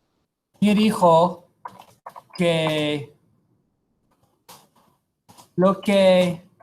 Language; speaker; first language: Spanish; non-native, fluent; English